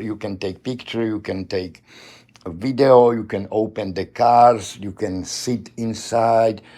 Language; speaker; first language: English; non-native, learner; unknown